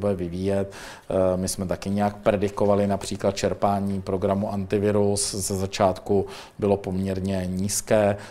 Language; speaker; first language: Czech; native; Czech